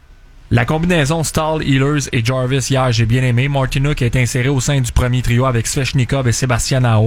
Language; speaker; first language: French; native; French